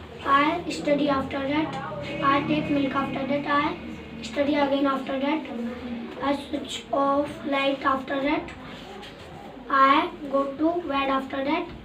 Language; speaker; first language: English; non-native, learner; Hindi